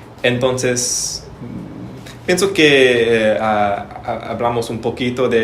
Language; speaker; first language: Spanish; non-native, learner; English